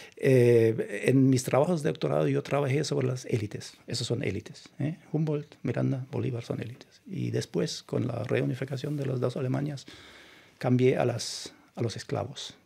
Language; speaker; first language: Spanish; non-native, fluent; German